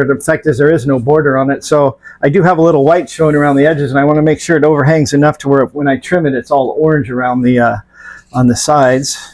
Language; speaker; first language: English; native; English